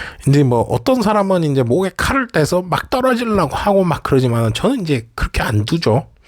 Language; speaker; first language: Korean; native; Korean